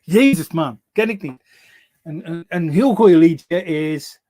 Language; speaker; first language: Dutch; non-native, learner; English